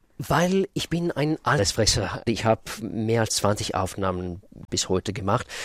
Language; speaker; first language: German; non-native, fluent; Russian